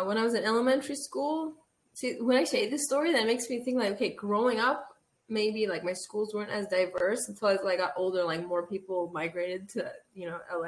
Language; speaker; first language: English; early bilingual, other home language; Armenian